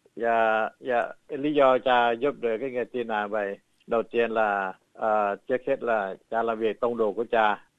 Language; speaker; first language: Vietnamese; early bilingual, heritage; Vietnamese